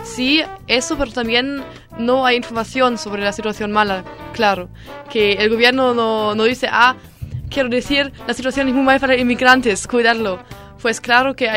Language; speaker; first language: Spanish; non-native, learner; German